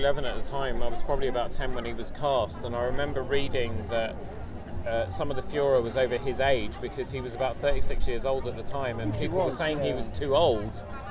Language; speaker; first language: English; native; English